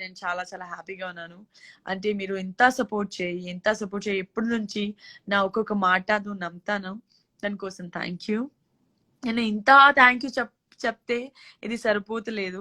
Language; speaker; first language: Telugu; non-native, local second language; Gujarati